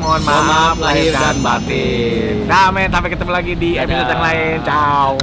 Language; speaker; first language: Indonesian; native; Indonesian